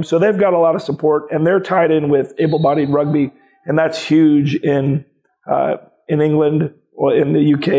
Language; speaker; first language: English; native; English